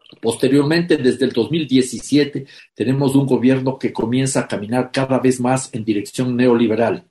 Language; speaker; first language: Spanish; native; Spanish